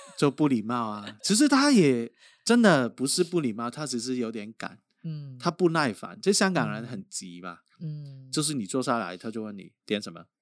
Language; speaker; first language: Chinese; non-native, local second language; Cantonese